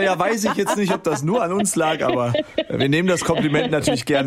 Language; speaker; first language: German; native; German